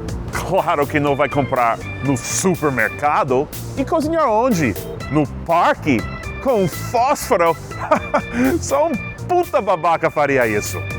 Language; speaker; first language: Portuguese; non-native, fluent; English